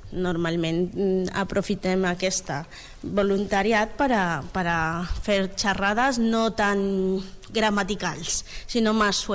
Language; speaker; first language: Catalan; non-native, learner; Spanish